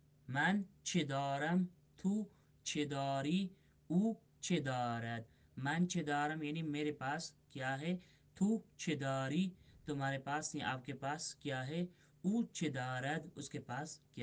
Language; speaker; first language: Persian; non-native, fluent; Urdu